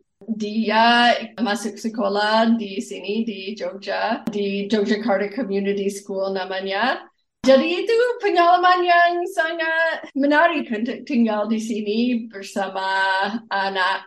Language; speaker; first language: Indonesian; non-native, fluent; English